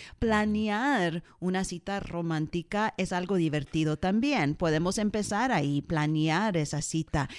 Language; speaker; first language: Spanish; early bilingual, heritage; Spanish